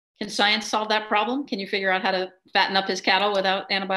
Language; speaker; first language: English; native; English